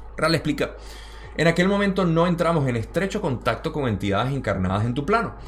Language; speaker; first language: Spanish; early bilingual, heritage; Spanish